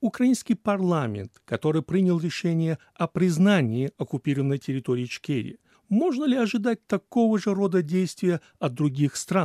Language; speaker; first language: Russian; non-native, learner; English